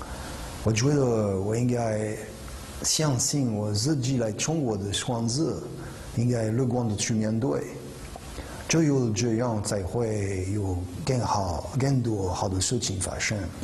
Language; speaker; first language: Chinese; non-native, learner; French